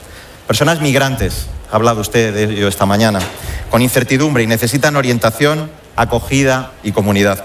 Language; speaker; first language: Spanish; native; Spanish